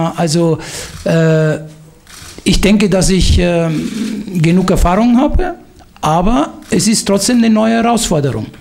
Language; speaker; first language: German; non-native, fluent; Italian